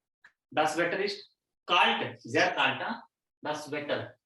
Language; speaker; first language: German; non-native, fluent; Hindi